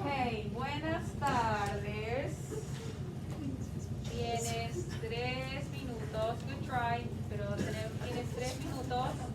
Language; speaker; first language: Spanish; non-native, fluent; English